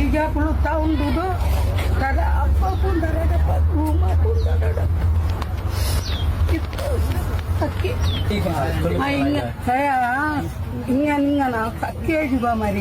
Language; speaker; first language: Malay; non-native, learner; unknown